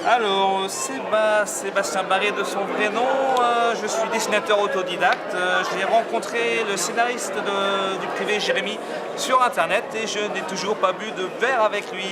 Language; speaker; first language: French; native; French